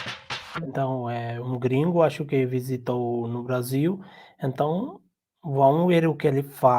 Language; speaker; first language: Portuguese; non-native, learner; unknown